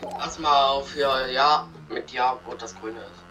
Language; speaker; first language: German; native; German